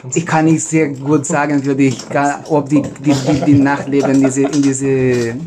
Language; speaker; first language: German; non-native, fluent; Portuguese